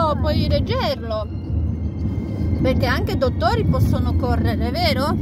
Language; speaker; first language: Italian; non-native, learner; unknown